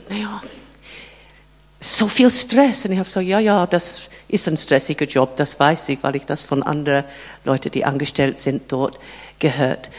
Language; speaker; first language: German; non-native, fluent; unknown